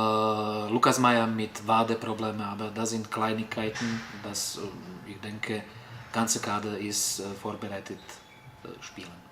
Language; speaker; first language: German; non-native, fluent; Slovak